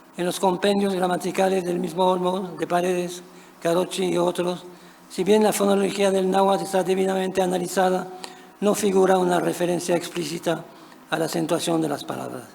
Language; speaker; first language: Spanish; non-native, fluent; French